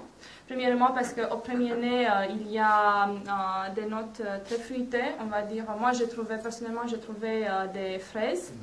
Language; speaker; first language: French; non-native, fluent; Romanian